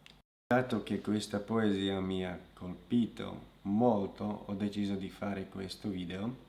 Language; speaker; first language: Italian; non-native, fluent; Slovak